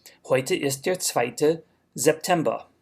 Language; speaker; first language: German; non-native, fluent; English